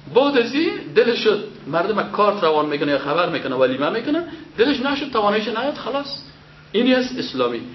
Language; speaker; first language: Persian; native; Persian